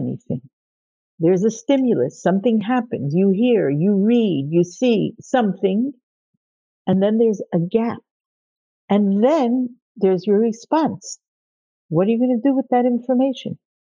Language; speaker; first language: English; native; English